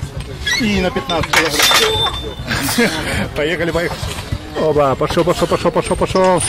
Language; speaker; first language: Russian; native; Russian